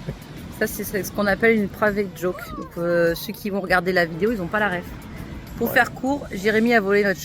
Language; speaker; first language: French; native; French